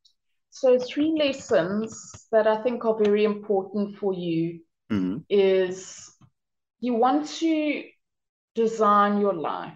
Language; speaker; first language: English; native; English